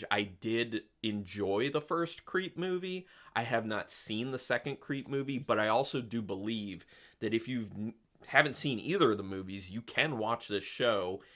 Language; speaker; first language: English; native; English